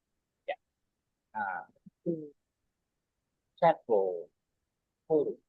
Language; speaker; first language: English; non-native, learner; Vietnamese